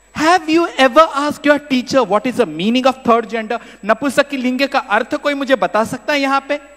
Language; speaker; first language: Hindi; non-native, local second language; Marathi